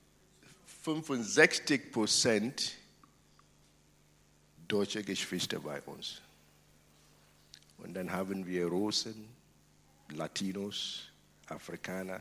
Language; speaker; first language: German; non-native, fluent; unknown